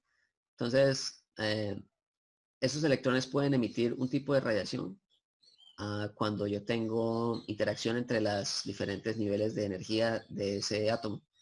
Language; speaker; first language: Spanish; native; Spanish